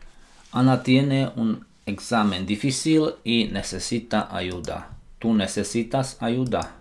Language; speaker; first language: Spanish; non-native, learner; Slovak